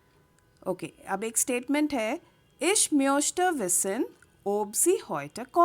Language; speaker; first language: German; non-native, fluent; Hindi